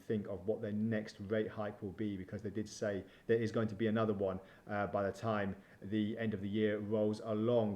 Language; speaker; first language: English; native; English